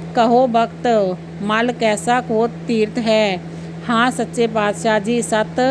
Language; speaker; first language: Hindi; non-native, local second language; Punjabi